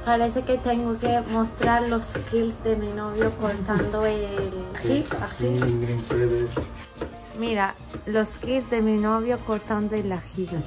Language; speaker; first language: Spanish; non-native, fluent; Turkish